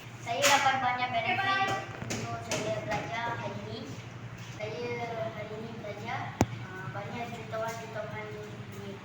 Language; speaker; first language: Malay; non-native, local second language; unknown